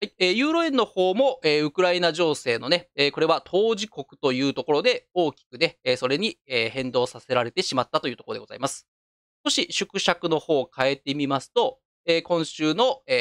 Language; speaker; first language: Japanese; native; Japanese